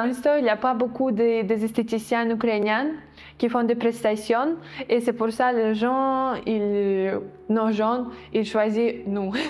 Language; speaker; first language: French; non-native, fluent; Ukrainian